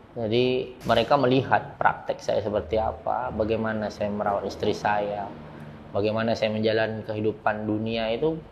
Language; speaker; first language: Indonesian; early bilingual, heritage; Indonesian